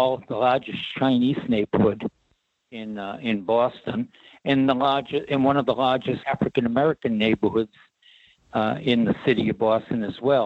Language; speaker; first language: English; native; English